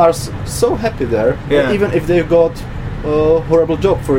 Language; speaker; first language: English; non-native, fluent; Czech